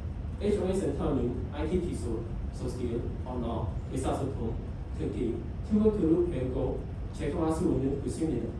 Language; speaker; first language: Korean; non-native, learner; Khmer